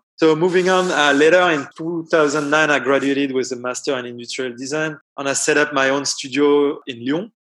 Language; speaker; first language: English; non-native, fluent; French